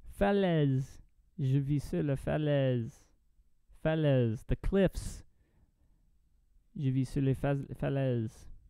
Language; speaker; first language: French; non-native, learner; English